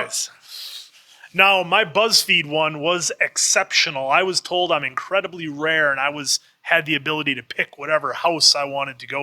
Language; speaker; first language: English; native; English